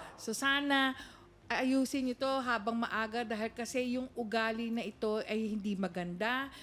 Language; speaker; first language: Filipino; native; Filipino